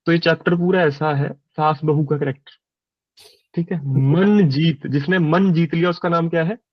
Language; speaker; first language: Hindi; non-native, local second language; Punjabi